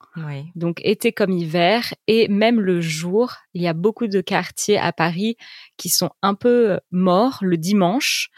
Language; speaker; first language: French; native; French